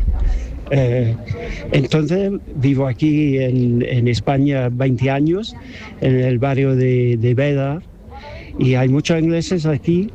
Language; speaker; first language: Spanish; non-native, fluent; English